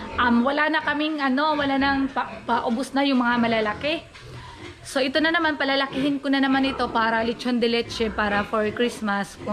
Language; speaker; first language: Filipino; non-native, local second language; Cebuano